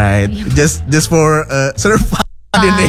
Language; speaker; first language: English; non-native, fluent; Indonesian